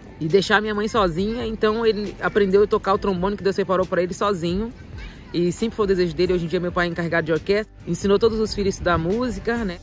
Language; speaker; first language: Portuguese; native; Portuguese